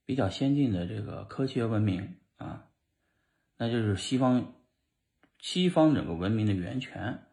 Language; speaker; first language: Chinese; native; Chinese